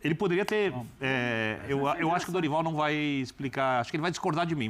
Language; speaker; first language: Portuguese; native; Portuguese